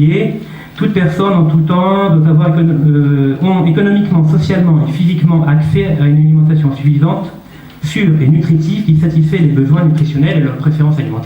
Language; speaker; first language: French; native; French